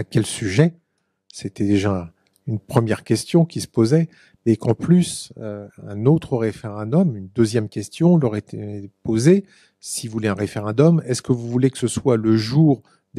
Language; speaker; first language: French; native; French